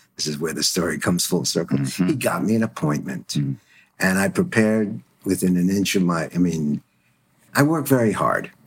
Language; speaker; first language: English; early bilingual, other home language; German